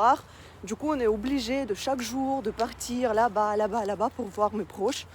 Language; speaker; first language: French; non-native, fluent; Russian